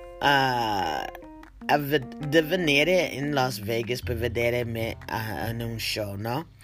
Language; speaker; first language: Italian; non-native, learner; English